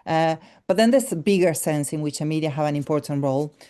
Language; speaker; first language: English; non-native, fluent; Spanish